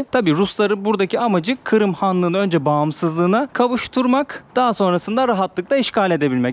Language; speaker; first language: Turkish; native; Turkish